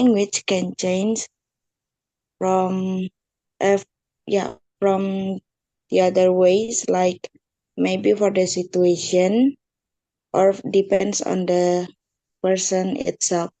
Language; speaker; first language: English; non-native, learner; Indonesian